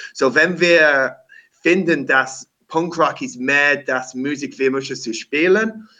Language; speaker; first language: German; non-native, learner; English